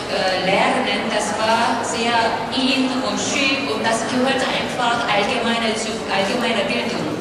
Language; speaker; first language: German; non-native, learner; Korean